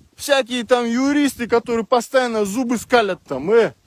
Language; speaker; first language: Russian; non-native, local second language; Kyrgyz